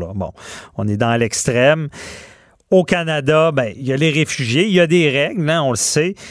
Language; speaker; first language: French; native; French